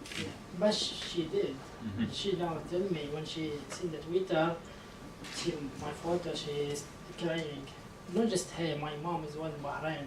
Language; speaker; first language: English; non-native, learner; Arabic